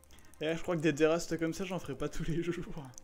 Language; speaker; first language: French; native; French